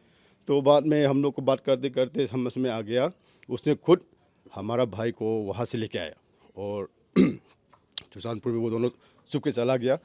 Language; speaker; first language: Hindi; non-native, local second language; Manipuri